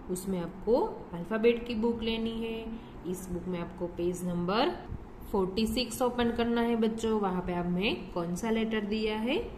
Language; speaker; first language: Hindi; non-native, local second language; Gujarati